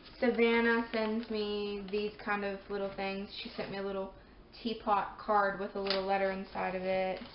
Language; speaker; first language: English; native; English